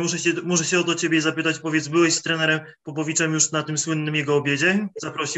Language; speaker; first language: Polish; native; Polish